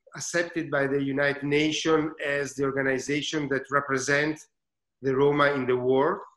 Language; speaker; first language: English; non-native, learner; Italian